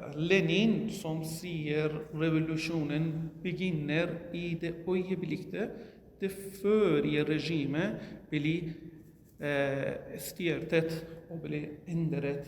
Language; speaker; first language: Norwegian; non-native, learner; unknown